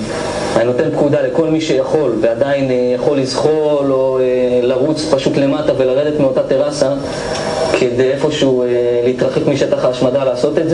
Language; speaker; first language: Hebrew; native; Hebrew